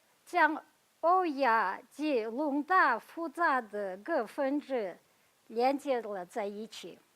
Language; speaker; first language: Chinese; non-native, fluent; Kazakh